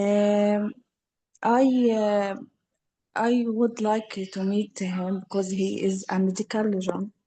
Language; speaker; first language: English; non-native, learner; Arabic